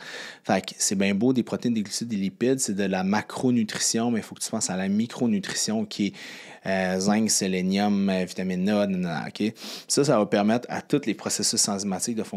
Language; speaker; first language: French; native; French